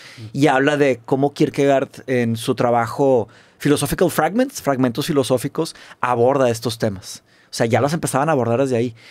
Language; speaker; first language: Spanish; native; Spanish